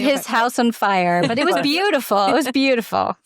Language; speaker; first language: English; native; English